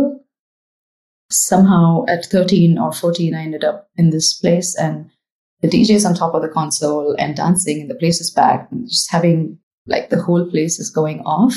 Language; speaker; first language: English; non-native, local second language; Marathi